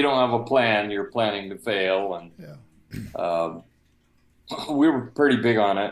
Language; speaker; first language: English; native; English